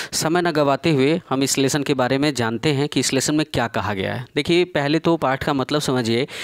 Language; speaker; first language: Hindi; native; Hindi